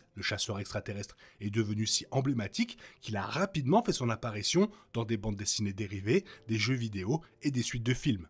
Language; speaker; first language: French; native; French